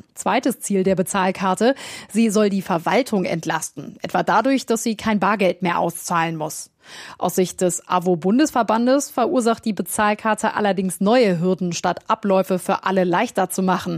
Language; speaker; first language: German; native; German